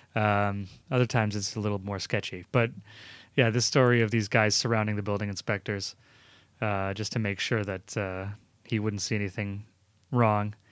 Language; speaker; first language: English; early bilingual, other home language; Italian